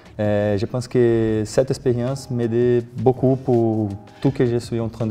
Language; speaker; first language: French; non-native, learner; Portuguese